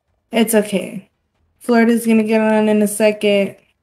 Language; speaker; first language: English; early bilingual, other home language; Spanish